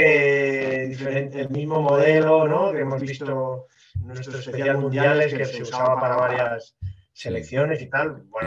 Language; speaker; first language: Spanish; native; Spanish